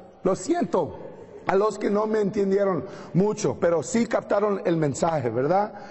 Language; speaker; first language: Spanish; early bilingual, heritage; Spanish